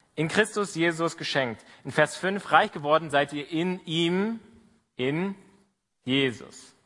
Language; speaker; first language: German; native; German